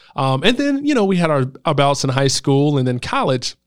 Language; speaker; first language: English; native; English